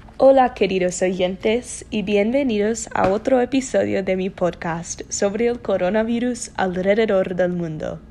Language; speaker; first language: Spanish; non-native, learner; English